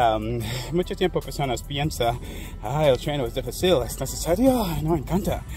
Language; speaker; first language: Spanish; non-native, learner; English